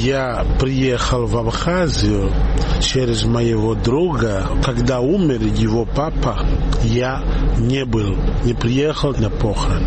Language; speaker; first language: Russian; non-native, learner; Portuguese